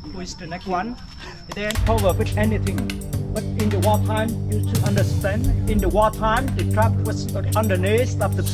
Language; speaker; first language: English; non-native, learner; Vietnamese